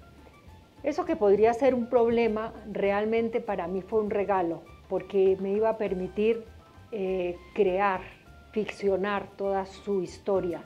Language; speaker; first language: Spanish; native; Spanish